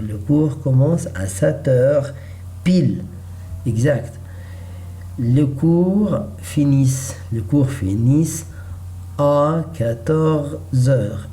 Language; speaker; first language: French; non-native, learner; Arabic